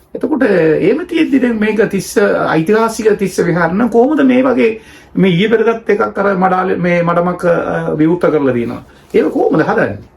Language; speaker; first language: Sinhala; non-native, local second language; Tamil